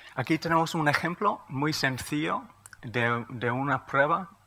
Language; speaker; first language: Spanish; non-native, fluent; English